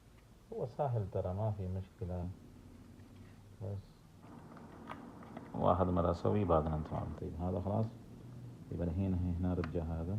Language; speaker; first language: Arabic; non-native, learner; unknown